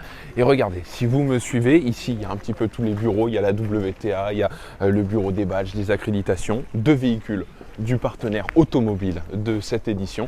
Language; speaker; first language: French; native; French